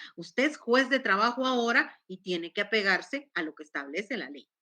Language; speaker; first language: Spanish; native; Spanish